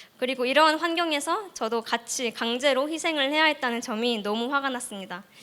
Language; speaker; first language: Korean; early bilingual, heritage; Korean